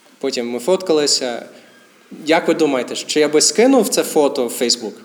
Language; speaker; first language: Ukrainian; non-native, fluent; English